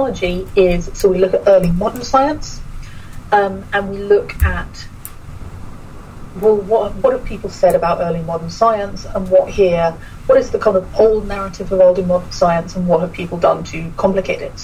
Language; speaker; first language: English; native; English